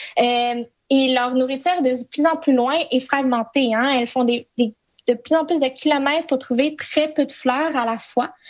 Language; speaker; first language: French; native; French